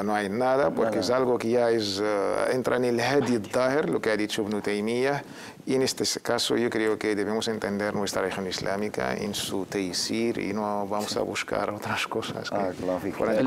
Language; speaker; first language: Spanish; native; Spanish